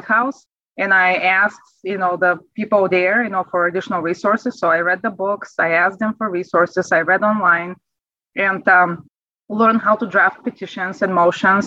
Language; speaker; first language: English; non-native, fluent; Bulgarian